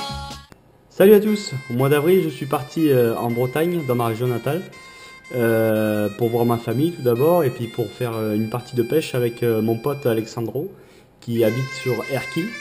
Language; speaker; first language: French; native; French